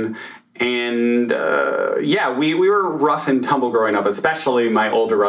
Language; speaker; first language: English; native; English